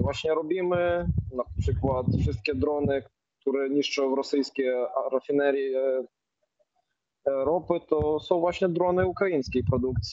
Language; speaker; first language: Polish; non-native, fluent; Ukrainian